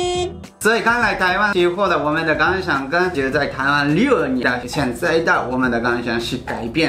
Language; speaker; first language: Chinese; non-native, fluent; Japanese